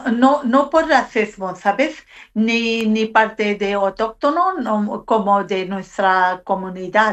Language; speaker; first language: Spanish; non-native, learner; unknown